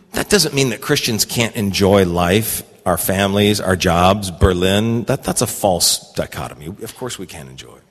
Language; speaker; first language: English; native; English